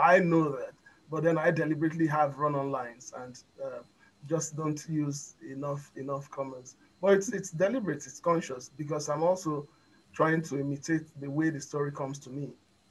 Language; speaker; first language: English; non-native, local second language; Igbo